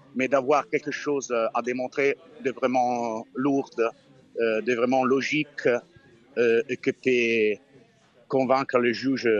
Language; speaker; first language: French; non-native, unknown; Italian